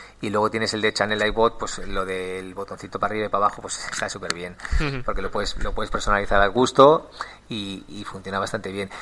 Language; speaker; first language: Spanish; native; Spanish